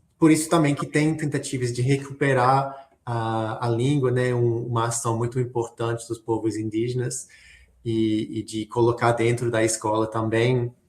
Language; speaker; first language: Portuguese; non-native, fluent; English